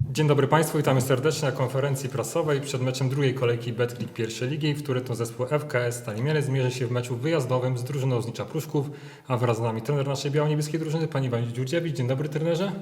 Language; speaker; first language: Polish; native; Polish